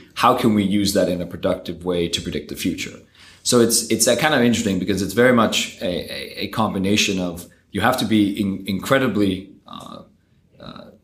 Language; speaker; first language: English; early bilingual, other home language; Danish